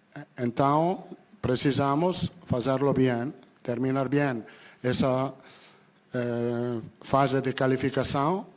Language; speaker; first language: Portuguese; non-native, fluent; Italian